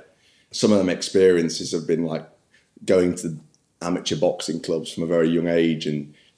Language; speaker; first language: English; native; English